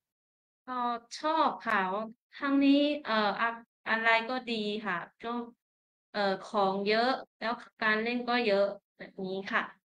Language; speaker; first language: Thai; early bilingual, heritage; Thai